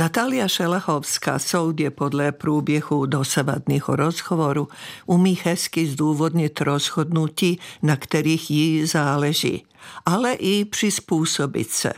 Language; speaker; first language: Czech; non-native, fluent; Serbian